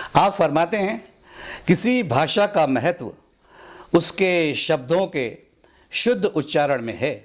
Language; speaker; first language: Hindi; native; Hindi